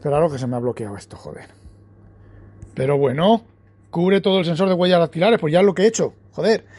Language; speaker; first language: Spanish; native; Spanish